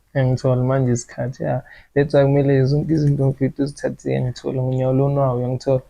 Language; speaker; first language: Zulu; native; Zulu